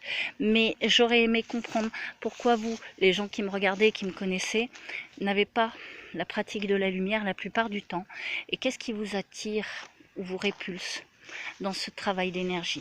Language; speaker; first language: French; native; French